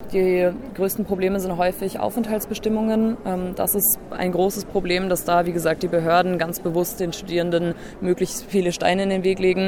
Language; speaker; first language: German; native; German